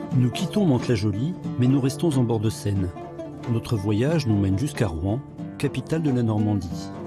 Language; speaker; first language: French; native; French